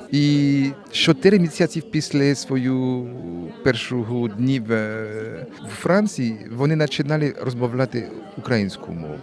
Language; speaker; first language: Ukrainian; non-native, learner; French